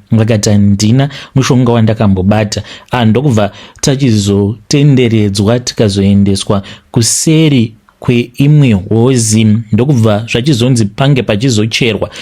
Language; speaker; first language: Shona; native; Shona